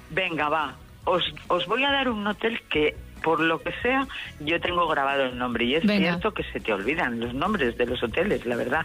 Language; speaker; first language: Spanish; native; Spanish